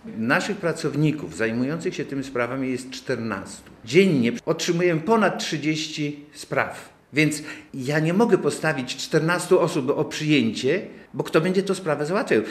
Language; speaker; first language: Polish; native; Polish